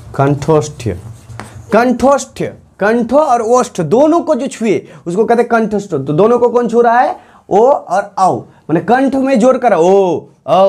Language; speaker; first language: Hindi; non-native, local second language; Bangla